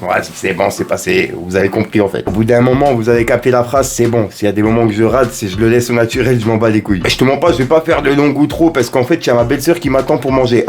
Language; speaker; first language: French; native; French